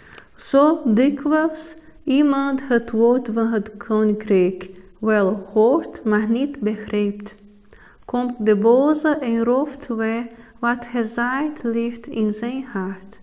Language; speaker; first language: Dutch; non-native, fluent; Portuguese